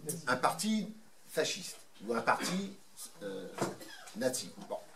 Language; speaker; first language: French; native; French